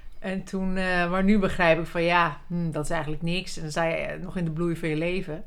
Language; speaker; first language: Dutch; early bilingual, other home language; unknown